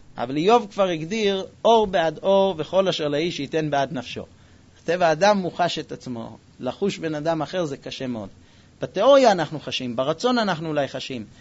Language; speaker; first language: Hebrew; non-native, fluent; English